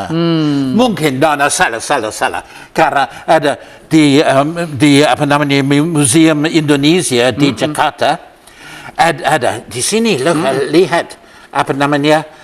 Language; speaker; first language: Indonesian; non-native, learner; English